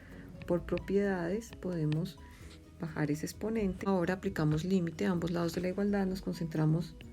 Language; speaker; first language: Spanish; native; Spanish